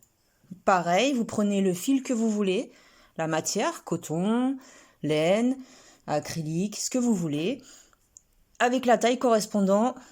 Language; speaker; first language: French; native; French